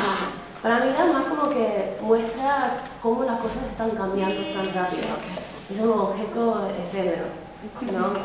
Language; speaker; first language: Spanish; non-native, fluent; English